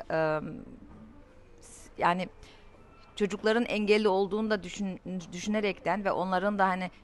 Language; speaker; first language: Turkish; early bilingual, heritage; Turkish